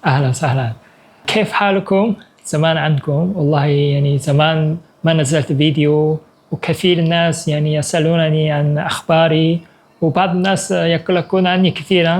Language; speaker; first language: Arabic; non-native, fluent; Korean